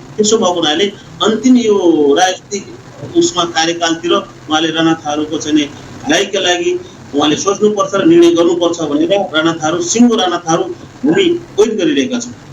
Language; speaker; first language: Nepali; non-native, local second language; Rana Tharu